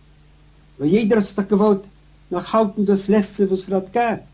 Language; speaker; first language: German; non-native, learner; Yiddish